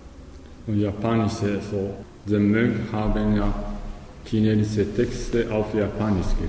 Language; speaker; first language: German; non-native, learner; Japanese